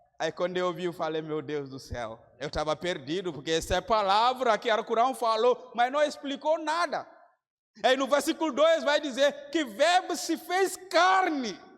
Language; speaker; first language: Portuguese; non-native, fluent; Mandingo